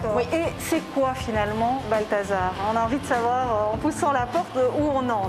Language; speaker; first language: French; native; French